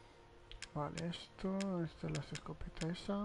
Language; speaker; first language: Spanish; native; Spanish